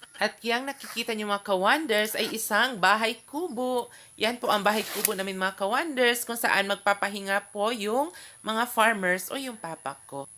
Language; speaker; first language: Filipino; non-native, local second language; Cebuano